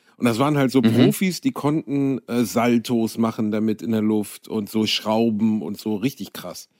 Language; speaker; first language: German; native; German